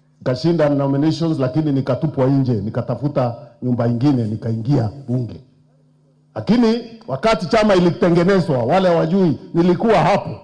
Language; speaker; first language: Swahili; non-native, local second language; Meru